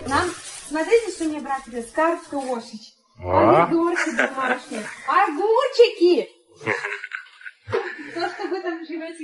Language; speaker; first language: Russian; native; Russian